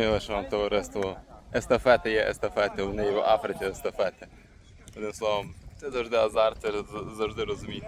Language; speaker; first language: Ukrainian; native; Ukrainian